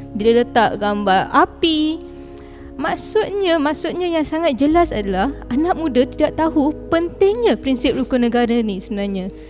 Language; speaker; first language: Malay; native; Malay